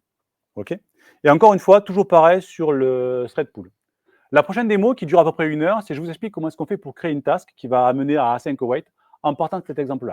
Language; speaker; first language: French; native; French